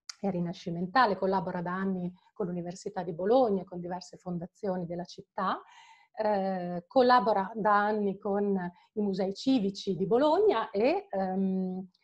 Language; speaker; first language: Italian; native; Italian